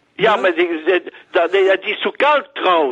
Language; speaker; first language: German; non-native, learner; French